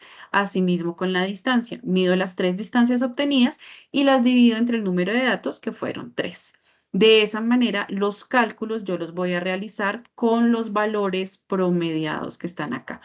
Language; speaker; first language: Spanish; native; Spanish